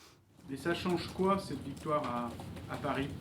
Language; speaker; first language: French; native; French